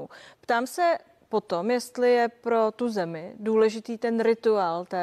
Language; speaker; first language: Czech; native; Czech